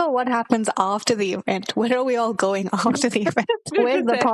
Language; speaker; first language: English; early bilingual, other home language; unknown